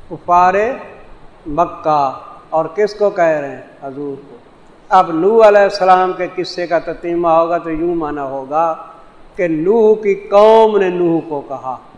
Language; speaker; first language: Urdu; non-native, local second language; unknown